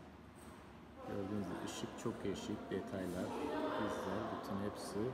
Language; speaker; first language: Turkish; native; Turkish